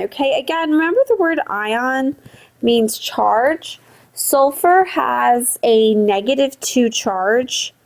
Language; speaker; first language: English; native; English